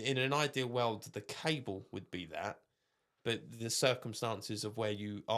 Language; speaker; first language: English; native; English